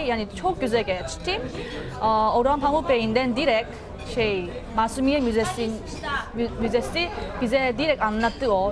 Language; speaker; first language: Turkish; non-native, learner; Korean